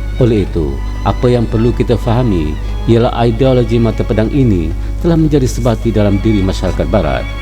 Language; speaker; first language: Malay; native; Malay